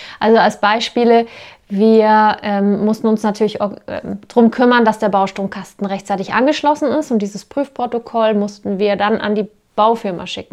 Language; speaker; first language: German; native; German